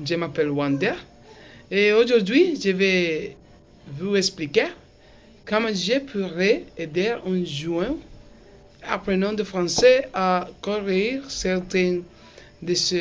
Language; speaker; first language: French; non-native, learner; Spanish